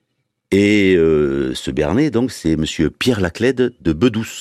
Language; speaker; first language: French; native; French